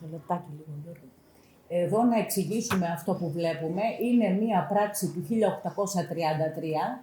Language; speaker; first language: Greek; native; Greek